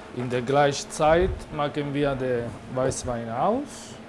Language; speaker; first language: German; non-native, learner; Italian